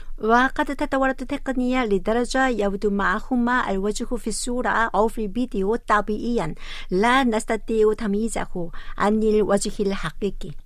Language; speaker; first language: Arabic; non-native, fluent; Korean